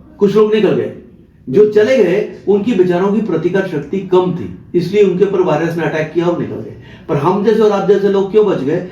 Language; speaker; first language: Hindi; non-native, local second language; Marathi